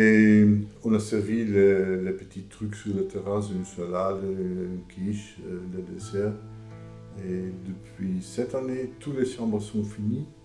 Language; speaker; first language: French; non-native, fluent; Dutch